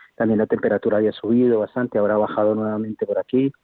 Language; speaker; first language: Spanish; native; Spanish